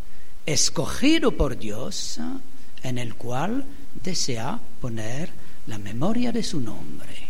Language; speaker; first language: Spanish; non-native, fluent; French